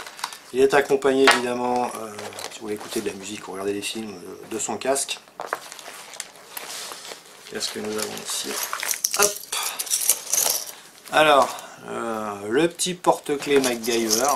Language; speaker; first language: French; native; French